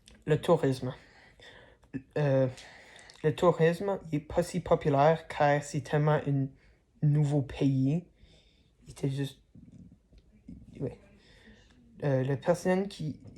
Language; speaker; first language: French; non-native, learner; English